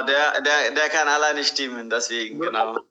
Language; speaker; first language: German; non-native, fluent; Tigrinya